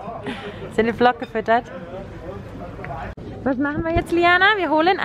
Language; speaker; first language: German; native; German